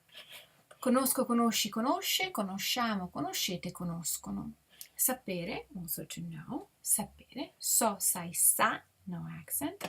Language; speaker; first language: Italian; non-native, fluent; English